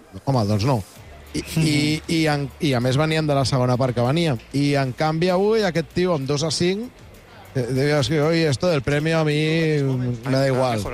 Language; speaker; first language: Catalan; native; Catalan